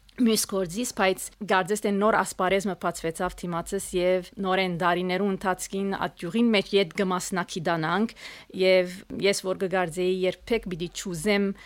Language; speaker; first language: Armenian; early bilingual, heritage; Armenian